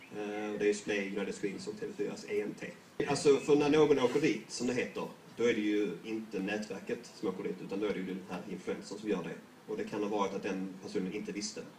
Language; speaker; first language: Swedish; native; Swedish